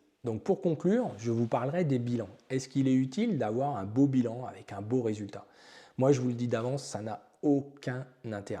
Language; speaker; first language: French; native; French